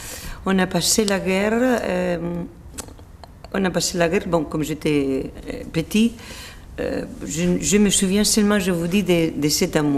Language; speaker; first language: French; non-native, fluent; Spanish